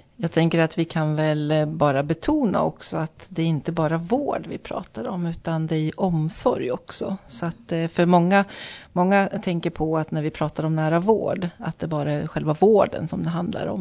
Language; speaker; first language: Swedish; native; Swedish